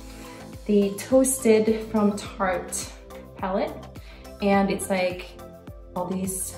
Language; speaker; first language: English; non-native, fluent; Swedish